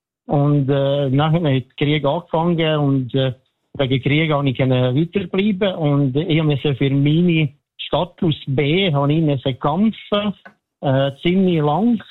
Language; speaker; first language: German; non-native, learner; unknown